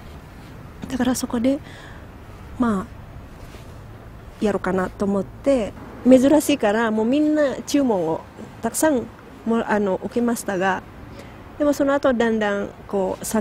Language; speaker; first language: Japanese; non-native, fluent; Indonesian